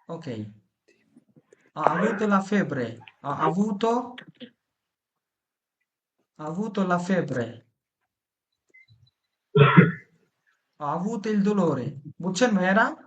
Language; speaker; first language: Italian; non-native, fluent; Bangla